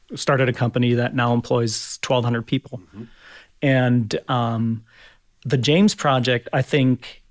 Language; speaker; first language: English; non-native, fluent; German